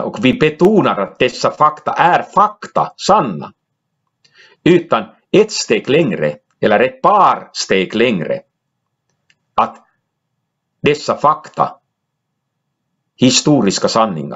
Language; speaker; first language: Swedish; non-native, local second language; Finnish